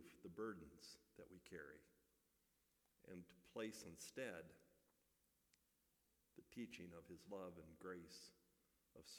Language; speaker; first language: English; native; English